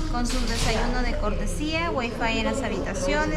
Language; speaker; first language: Spanish; native; Spanish